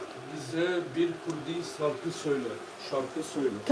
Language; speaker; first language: Turkish; early bilingual, heritage; Turkish